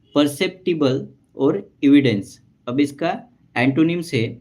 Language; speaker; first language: Hindi; non-native, local second language; Marathi